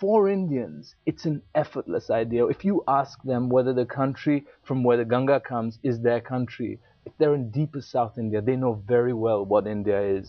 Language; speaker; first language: English; non-native, local second language; Urdu